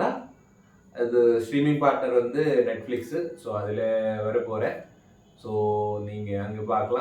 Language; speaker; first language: Tamil; non-native, learner; Malayalam